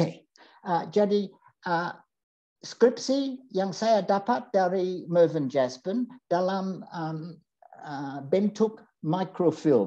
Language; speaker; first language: Indonesian; non-native, fluent; English